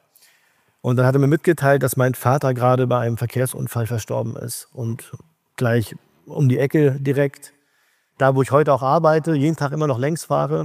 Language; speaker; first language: German; early bilingual, other home language; Urdu